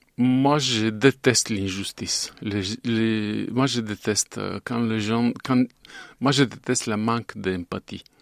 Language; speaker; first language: French; non-native, fluent; Bulgarian